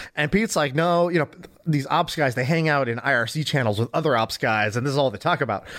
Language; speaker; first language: English; native; English